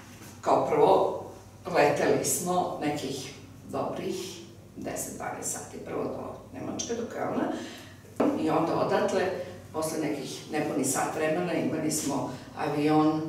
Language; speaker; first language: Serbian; early bilingual, heritage; Serbian